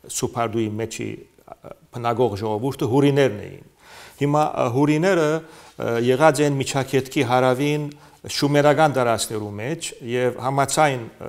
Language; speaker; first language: Armenian; early bilingual, heritage; Armenian